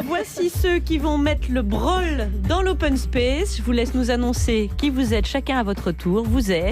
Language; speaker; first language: French; native; French